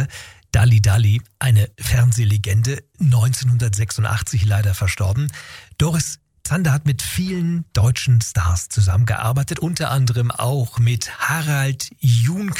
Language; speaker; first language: German; native; German